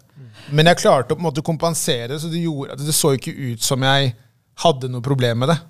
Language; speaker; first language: Norwegian; early bilingual, other home language; Tigrinya